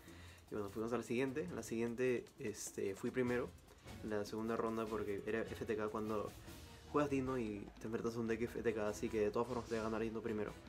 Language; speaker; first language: Spanish; native; Spanish